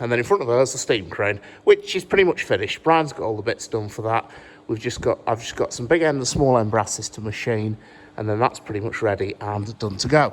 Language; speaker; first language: English; native; English